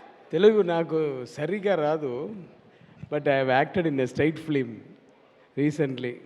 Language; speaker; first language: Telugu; non-native, learner; Tamil